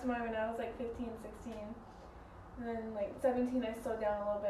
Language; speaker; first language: English; native; English